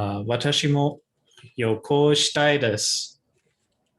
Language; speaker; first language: Japanese; non-native, fluent; English